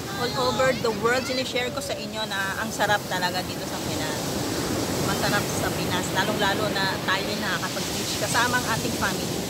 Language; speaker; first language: Filipino; native; Filipino